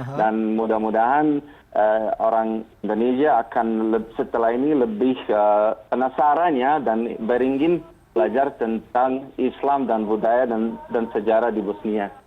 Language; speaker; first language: Indonesian; non-native, fluent; Bosnian